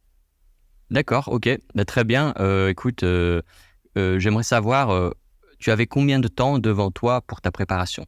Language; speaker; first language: French; native; French